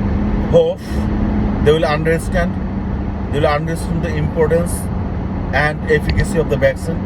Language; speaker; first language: English; non-native, local second language; Bangla